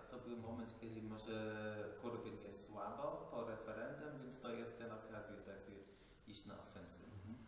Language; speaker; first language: Polish; non-native, fluent; English